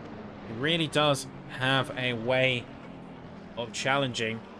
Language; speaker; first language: English; native; English